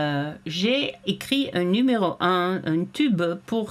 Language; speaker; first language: French; non-native, fluent; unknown